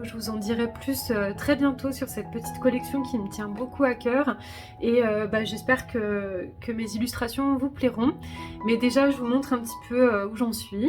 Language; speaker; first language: French; native; French